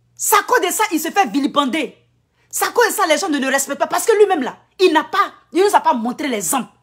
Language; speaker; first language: French; non-native, local second language; Akan